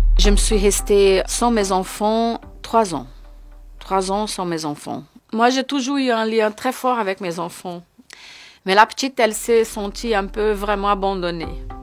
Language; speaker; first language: French; non-native, fluent; Portuguese